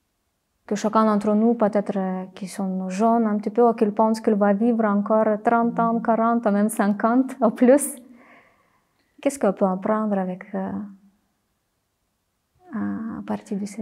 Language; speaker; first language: French; non-native, fluent; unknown